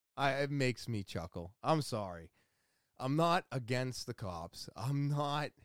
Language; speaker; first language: English; native; English